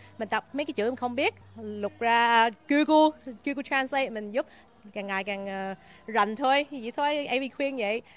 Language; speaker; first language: Vietnamese; early bilingual, heritage; Vietnamese